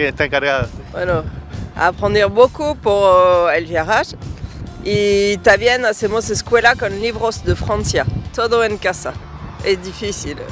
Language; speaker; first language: Spanish; non-native, learner; French